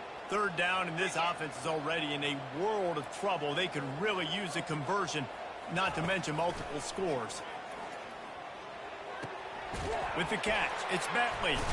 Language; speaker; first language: English; native; English